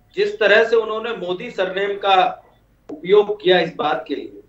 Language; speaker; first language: Hindi; native; Hindi